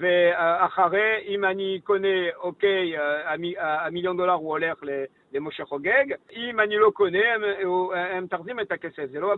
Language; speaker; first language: Hebrew; non-native, learner; French